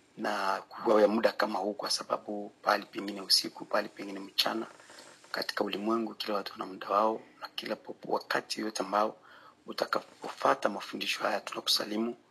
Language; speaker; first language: Swahili; native; Swahili